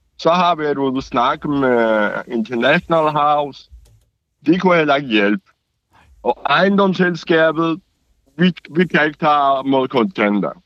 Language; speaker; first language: Danish; non-native, fluent; Persian